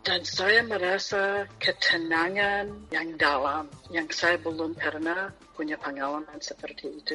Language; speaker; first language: Indonesian; non-native, fluent; English